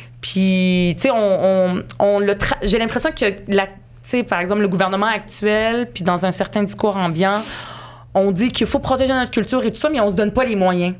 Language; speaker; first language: French; early bilingual, other home language; Arabic